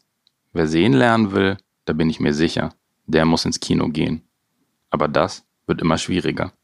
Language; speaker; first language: German; native; German